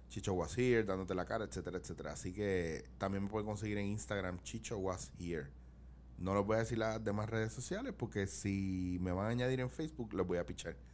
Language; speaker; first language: Spanish; native; Spanish